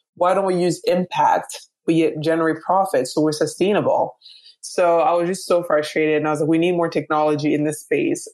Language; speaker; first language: English; early bilingual, other home language; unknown